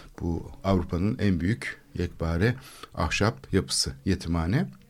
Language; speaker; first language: Turkish; native; Turkish